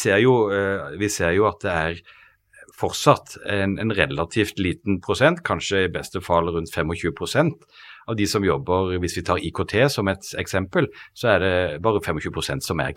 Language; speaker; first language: Norwegian; native; Norwegian